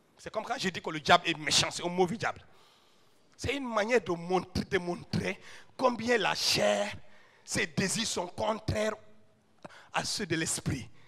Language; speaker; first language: French; non-native, local second language; Wolof